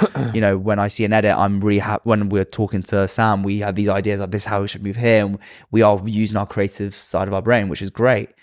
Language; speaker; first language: English; native; English